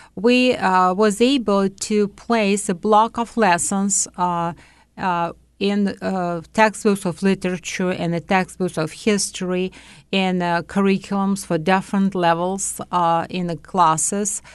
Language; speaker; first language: English; non-native, fluent; Latvian